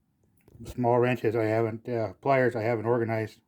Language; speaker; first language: English; native; English